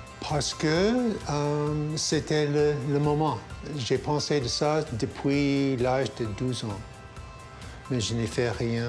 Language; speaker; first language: French; non-native, local second language; English